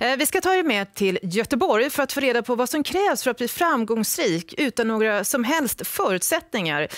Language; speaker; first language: Swedish; native; Swedish